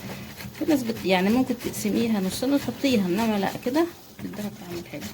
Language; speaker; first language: Arabic; native; Arabic